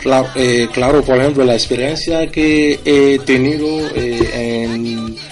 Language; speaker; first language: Spanish; non-native, fluent; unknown